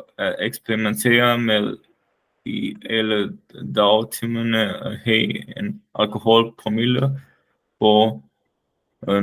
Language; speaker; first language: Danish; non-native, learner; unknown